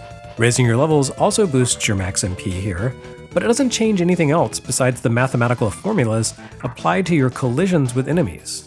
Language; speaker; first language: English; native; English